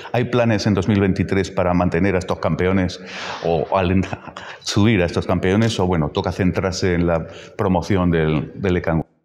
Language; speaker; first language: Spanish; native; Spanish